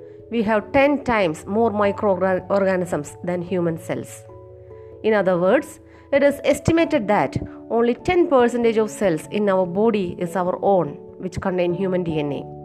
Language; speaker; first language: English; non-native, local second language; Malayalam